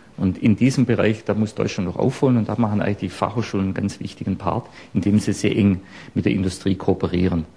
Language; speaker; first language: German; native; German